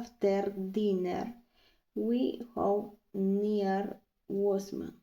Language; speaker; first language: English; non-native, learner; Spanish